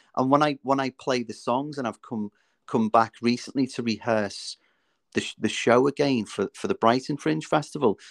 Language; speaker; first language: English; native; English